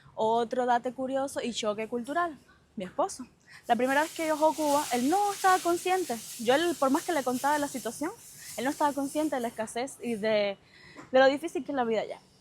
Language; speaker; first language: Spanish; native; Spanish